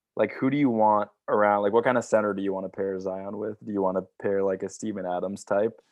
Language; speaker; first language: English; native; English